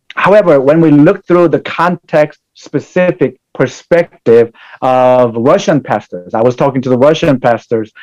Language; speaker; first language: English; non-native, fluent; Korean